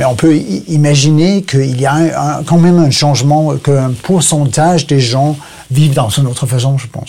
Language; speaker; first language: French; non-native, learner; Danish